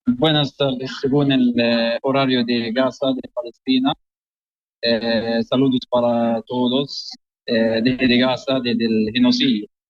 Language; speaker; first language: Spanish; non-native, fluent; Arabic